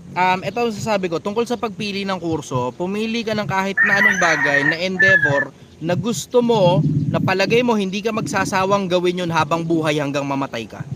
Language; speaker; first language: Filipino; native; Filipino